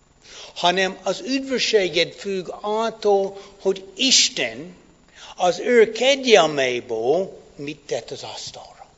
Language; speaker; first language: Hungarian; non-native, fluent; English